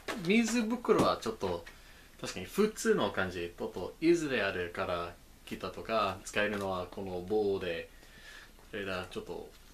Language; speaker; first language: Japanese; non-native, learner; English